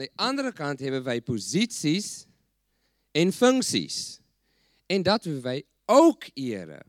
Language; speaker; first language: Dutch; non-native, fluent; English